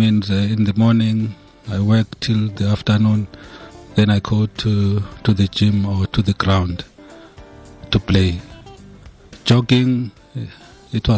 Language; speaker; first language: English; non-native, local second language; Zulu